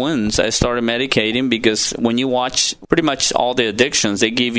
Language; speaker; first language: English; non-native, fluent; Spanish